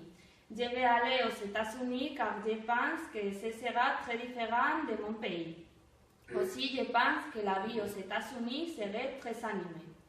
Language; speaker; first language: French; non-native, learner; Spanish